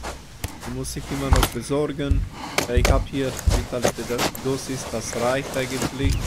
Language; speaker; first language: German; non-native, fluent; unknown